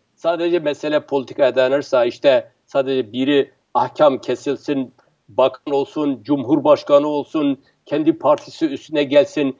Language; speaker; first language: Turkish; non-native, local second language; Kurdish